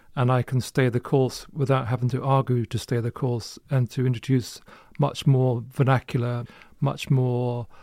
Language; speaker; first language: English; native; English